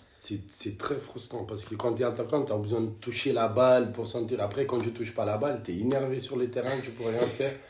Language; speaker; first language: French; non-native, fluent; Kabuverdianu